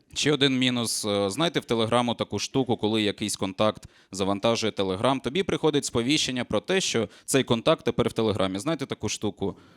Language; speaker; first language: Ukrainian; non-native, local second language; Russian